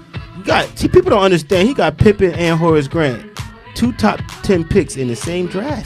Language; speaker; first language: English; native; English